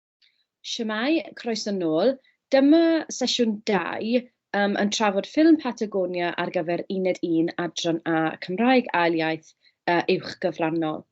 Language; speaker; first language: Welsh; non-native, fluent; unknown